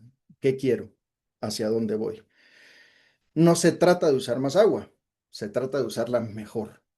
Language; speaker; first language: Spanish; native; Spanish